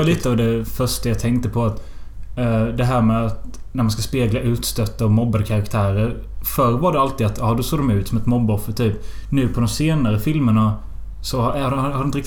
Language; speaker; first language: Swedish; native; Swedish